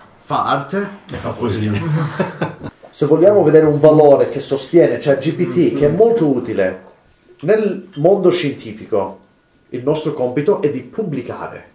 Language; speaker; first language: Italian; non-native, fluent; English